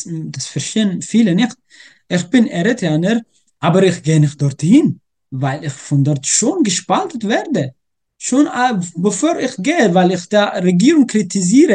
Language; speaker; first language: German; non-native, learner; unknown